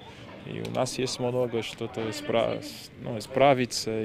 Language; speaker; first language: Russian; non-native, fluent; Portuguese